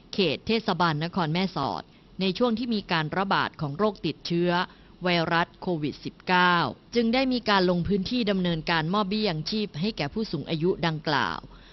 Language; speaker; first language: Thai; native; Thai